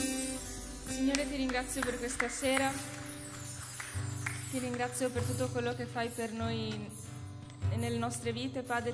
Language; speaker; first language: Italian; native; Italian